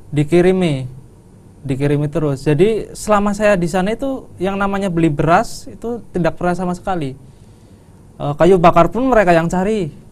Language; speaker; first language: Indonesian; non-native, local second language; Javanese